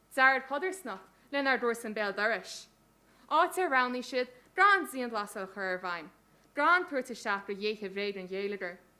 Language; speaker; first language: Irish; native; Irish